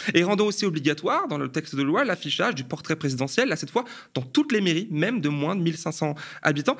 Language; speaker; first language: French; native; French